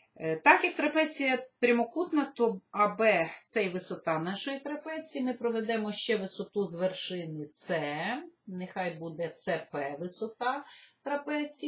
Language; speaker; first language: Ukrainian; native; Ukrainian